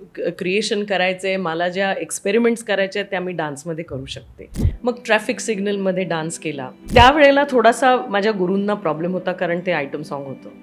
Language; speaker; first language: Marathi; native; Marathi